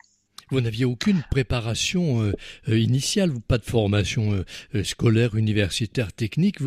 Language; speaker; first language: French; native; French